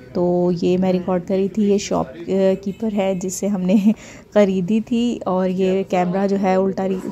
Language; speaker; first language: Urdu; native; Urdu